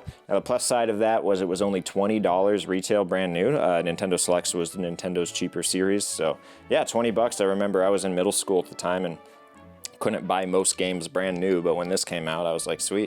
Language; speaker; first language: English; native; English